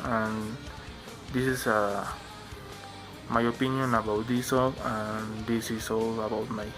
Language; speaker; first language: English; non-native, learner; Spanish